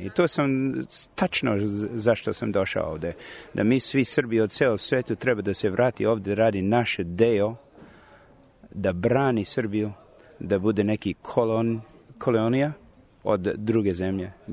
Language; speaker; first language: Croatian; non-native, learner; English